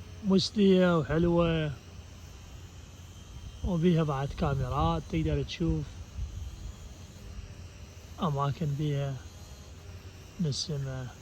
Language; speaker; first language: Arabic; native; Arabic